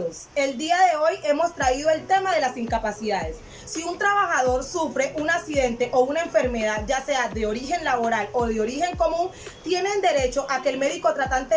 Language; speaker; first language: Spanish; native; Spanish